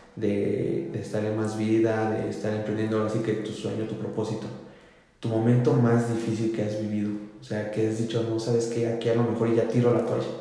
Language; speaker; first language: Spanish; native; Spanish